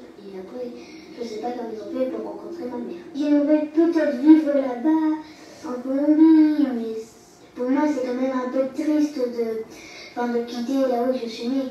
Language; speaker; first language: French; early bilingual, other home language; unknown